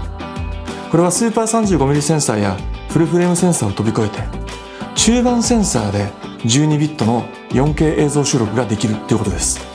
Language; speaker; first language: Japanese; native; Japanese